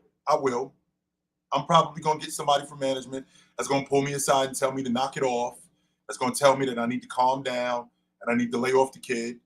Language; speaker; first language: English; native; English